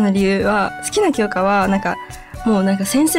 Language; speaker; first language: Japanese; native; Japanese